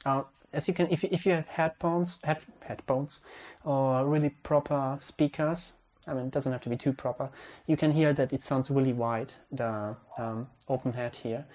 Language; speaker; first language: English; non-native, fluent; Hungarian